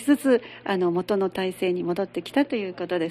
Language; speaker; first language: Japanese; native; Japanese